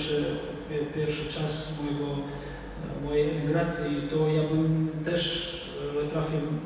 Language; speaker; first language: Polish; non-native, fluent; Georgian